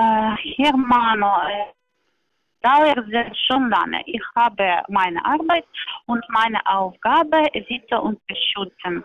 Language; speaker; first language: German; non-native, learner; Polish